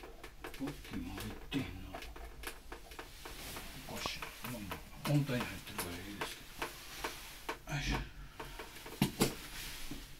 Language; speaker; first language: Japanese; native; Japanese